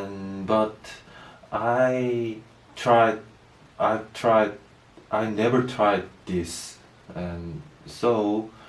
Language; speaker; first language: English; non-native, learner; Korean